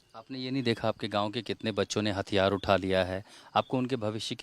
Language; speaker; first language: Hindi; native; Hindi